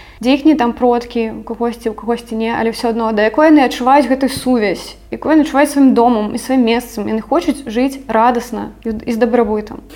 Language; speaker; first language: Belarusian; non-native, local second language; Russian